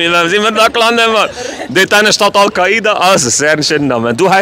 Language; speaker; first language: German; native; German